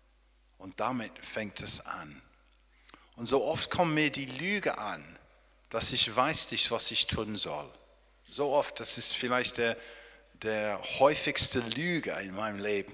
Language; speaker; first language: German; non-native, fluent; English